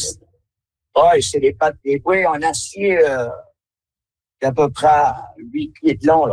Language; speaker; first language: French; native; French